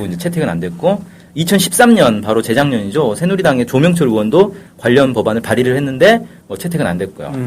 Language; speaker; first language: Korean; native; Korean